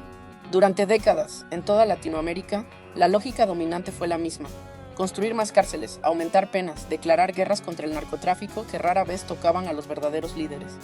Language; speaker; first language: Spanish; native; Spanish